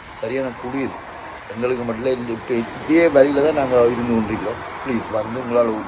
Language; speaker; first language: Tamil; native; Tamil